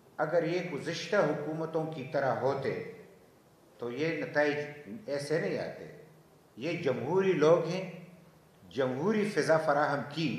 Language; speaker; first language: Urdu; non-native, local second language; Pashto